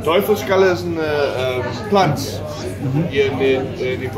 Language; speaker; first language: German; non-native, fluent; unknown